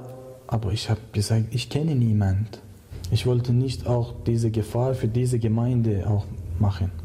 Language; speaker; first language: German; non-native, learner; Persian